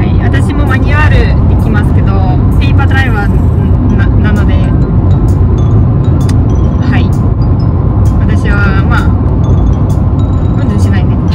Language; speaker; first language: Japanese; non-native, learner; German